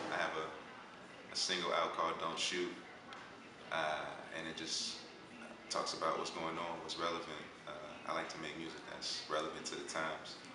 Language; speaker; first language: English; native; English